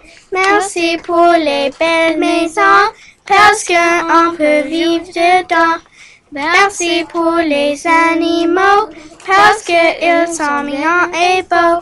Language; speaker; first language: French; non-native, learner; English